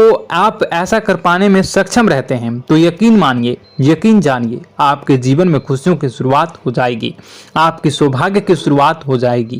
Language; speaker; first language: Hindi; native; Hindi